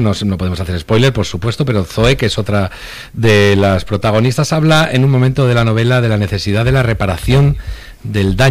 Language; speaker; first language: Spanish; native; Spanish